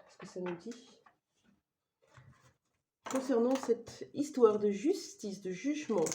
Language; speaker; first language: French; native; French